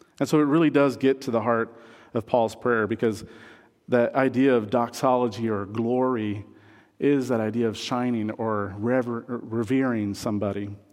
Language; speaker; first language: English; non-native, fluent; French